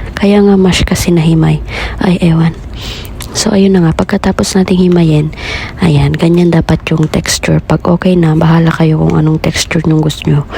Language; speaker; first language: Filipino; non-native, local second language; Iloko